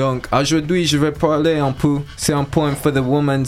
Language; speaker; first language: French; non-native, learner; English